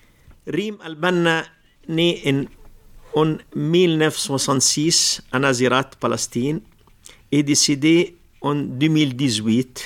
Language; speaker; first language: French; non-native, local second language; Arabic